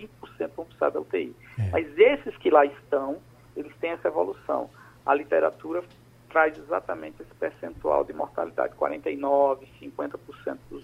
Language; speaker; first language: Portuguese; native; Portuguese